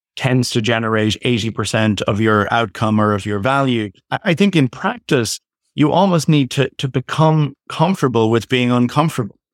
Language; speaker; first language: English; native; English